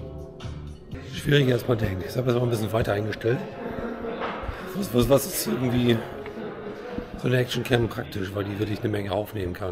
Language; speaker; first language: German; native; German